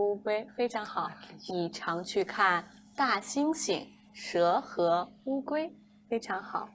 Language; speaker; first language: Chinese; non-native, fluent; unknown